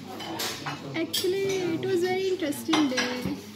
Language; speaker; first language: English; non-native, local second language; Hindi